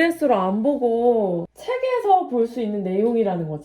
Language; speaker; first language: Korean; native; Korean